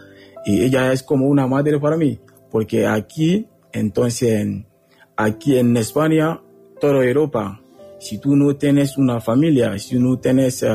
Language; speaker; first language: Spanish; non-native, learner; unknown